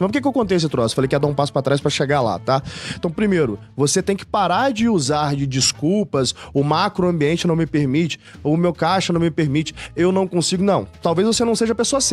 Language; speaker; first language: Portuguese; native; Portuguese